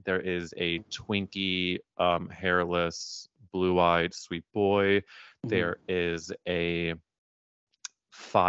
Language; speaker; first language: English; native; English